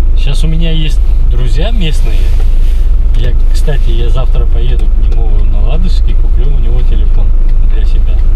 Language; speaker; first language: Russian; non-native, fluent; Uzbek